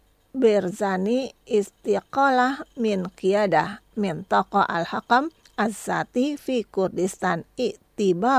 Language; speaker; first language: Arabic; non-native, fluent; Indonesian